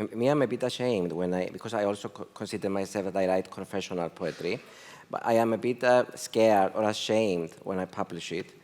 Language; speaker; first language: English; non-native, fluent; Greek